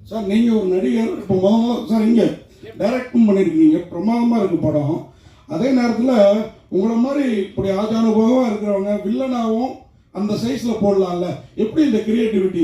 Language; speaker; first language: Tamil; native; Tamil